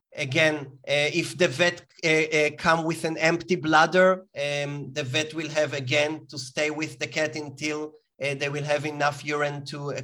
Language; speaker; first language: English; non-native, fluent; Hebrew